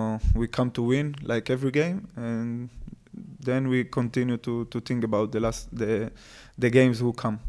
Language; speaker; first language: English; non-native, learner; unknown